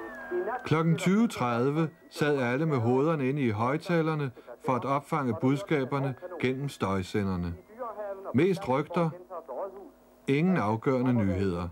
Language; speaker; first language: Danish; native; Danish